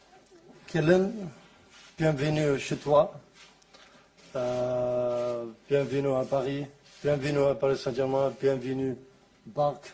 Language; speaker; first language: French; non-native, learner; Arabic